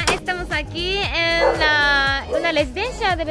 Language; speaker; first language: Spanish; non-native, learner; Japanese